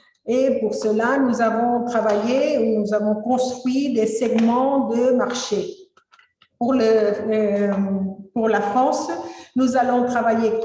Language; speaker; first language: French; non-native, fluent; Spanish